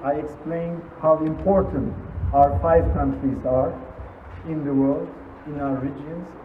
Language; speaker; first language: English; non-native, fluent; Turkish